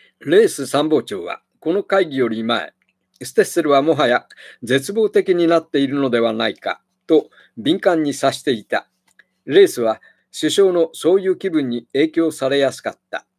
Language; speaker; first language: Japanese; native; Japanese